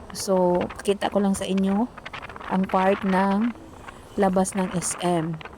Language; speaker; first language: Filipino; non-native, local second language; Cebuano